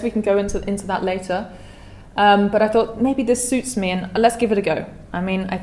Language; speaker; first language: English; native; English